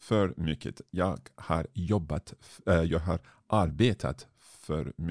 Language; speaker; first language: Swedish; non-native, learner; English